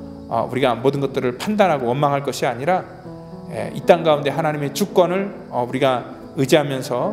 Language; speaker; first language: Korean; native; Korean